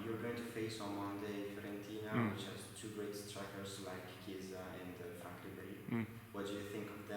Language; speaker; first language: English; non-native, fluent; Italian